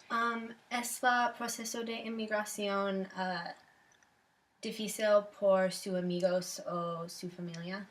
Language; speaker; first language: Spanish; non-native, learner; English